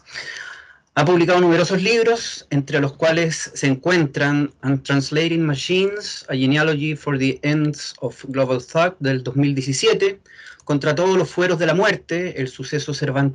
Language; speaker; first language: Spanish; native; Spanish